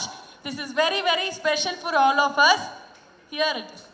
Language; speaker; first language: Tamil; native; Tamil